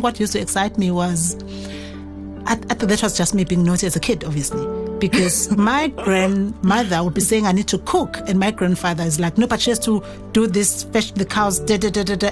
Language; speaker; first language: English; non-native, local second language; Zulu